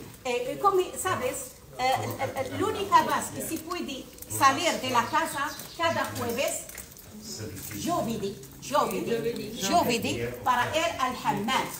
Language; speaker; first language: Italian; non-native, learner; Arabic